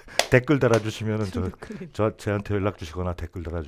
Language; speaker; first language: Korean; native; Korean